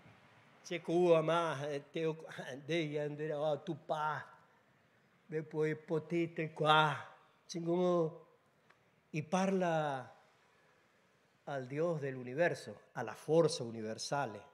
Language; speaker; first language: Italian; non-native, learner; Spanish